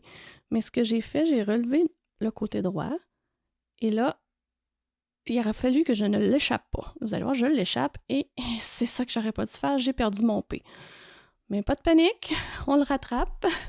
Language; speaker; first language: French; native; French